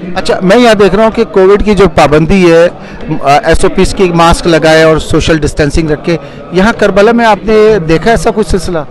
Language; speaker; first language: Urdu; native; Urdu